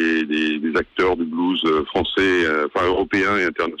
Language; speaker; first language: French; native; French